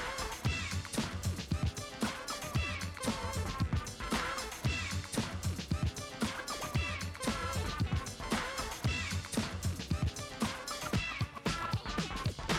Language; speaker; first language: English; native; English